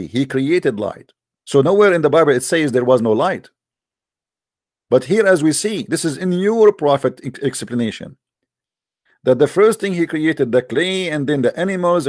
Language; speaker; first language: English; non-native, fluent; Arabic